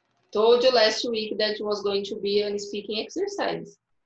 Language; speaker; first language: English; non-native, fluent; Portuguese